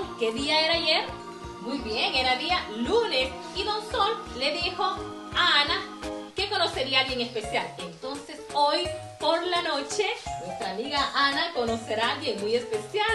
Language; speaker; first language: Spanish; native; Spanish